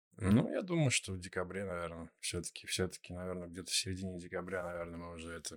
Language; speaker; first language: Russian; native; Russian